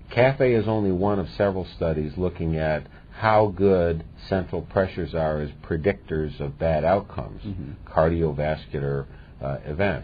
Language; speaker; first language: English; native; English